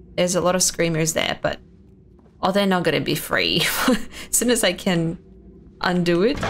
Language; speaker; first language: English; non-native, fluent; Russian